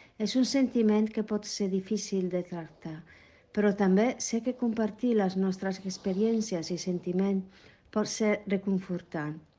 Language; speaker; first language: Catalan; non-native, fluent; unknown